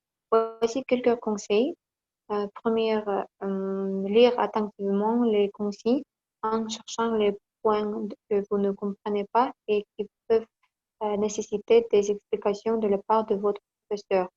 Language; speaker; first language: French; non-native, learner; Kazakh